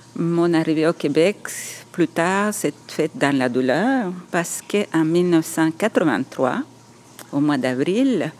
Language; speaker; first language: French; non-native, fluent; Spanish